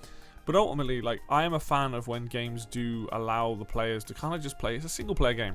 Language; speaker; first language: English; native; English